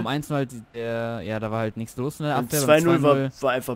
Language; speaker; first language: German; native; German